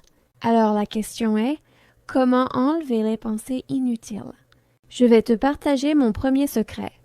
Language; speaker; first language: French; non-native, fluent; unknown